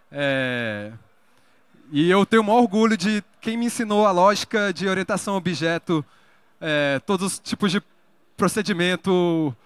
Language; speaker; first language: Portuguese; native; Portuguese